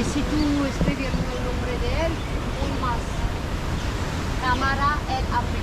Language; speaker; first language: Spanish; non-native, learner; French